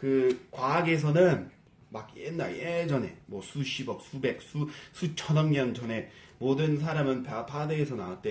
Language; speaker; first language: Korean; non-native, fluent; English